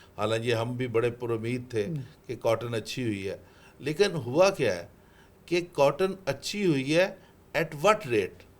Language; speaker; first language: Urdu; non-native, local second language; Punjabi